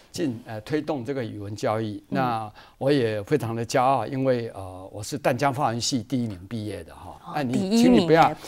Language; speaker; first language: Chinese; native; Chinese